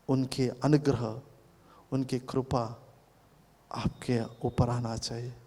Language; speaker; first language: Hindi; non-native, local second language; Telugu